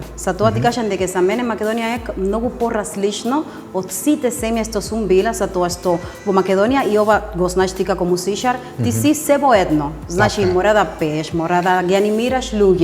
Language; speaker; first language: Macedonian; non-native, learner; Spanish